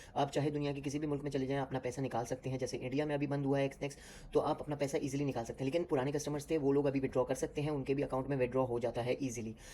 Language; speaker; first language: Urdu; native; Urdu